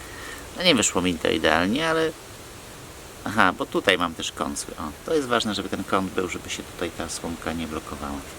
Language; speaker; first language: Polish; native; Polish